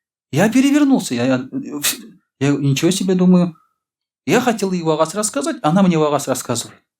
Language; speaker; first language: Russian; non-native, local second language; Tatar